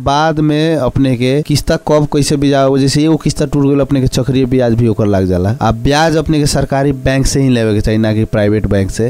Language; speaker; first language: Bhojpuri; native; Bhojpuri